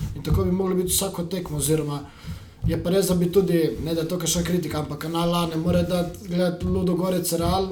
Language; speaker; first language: Slovenian; native; Slovenian